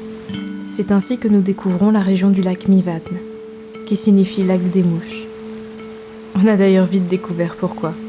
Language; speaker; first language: French; native; French